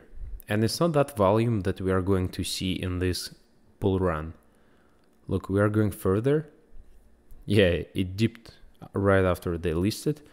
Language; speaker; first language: English; non-native, fluent; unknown